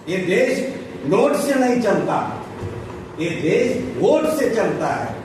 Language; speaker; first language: Hindi; non-native, local second language; Marathi